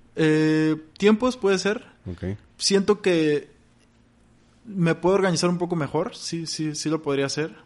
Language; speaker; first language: Spanish; native; Spanish